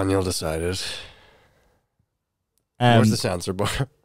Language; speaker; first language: English; native; English